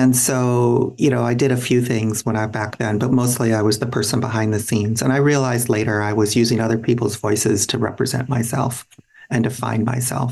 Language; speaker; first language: English; native; English